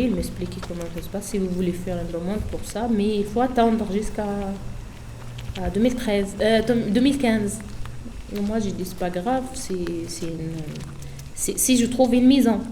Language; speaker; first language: French; non-native, learner; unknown